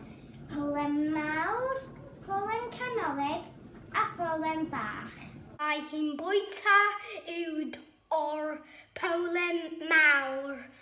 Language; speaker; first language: Welsh; non-native, learner; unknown